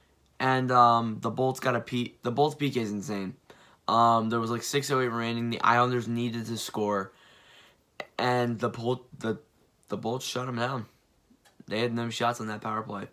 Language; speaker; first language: English; native; English